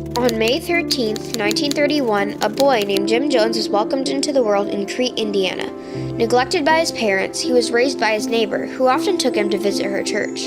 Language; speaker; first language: English; native; English